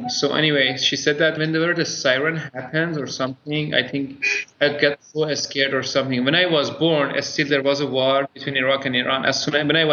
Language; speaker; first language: English; non-native, fluent; Persian